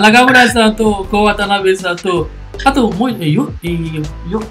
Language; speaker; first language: Japanese; non-native, learner; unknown